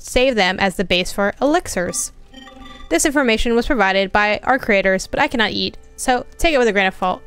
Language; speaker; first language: English; native; English